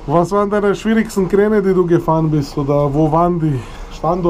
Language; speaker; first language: German; native; German